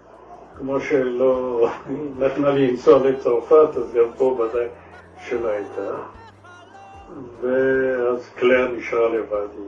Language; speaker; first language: Hebrew; non-native, fluent; Arabic